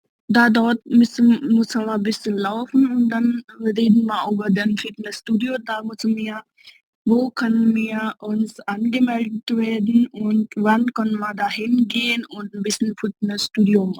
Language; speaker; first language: German; non-native, learner; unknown